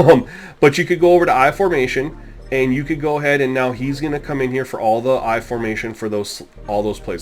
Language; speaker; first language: English; native; English